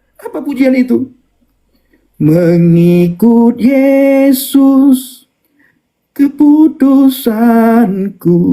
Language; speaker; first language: Indonesian; non-native, local second language; Achinese